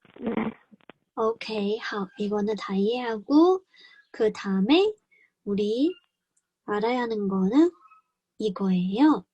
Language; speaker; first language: Korean; non-native, fluent; Chinese